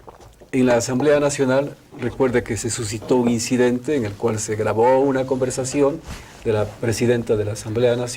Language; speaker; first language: Spanish; native; Spanish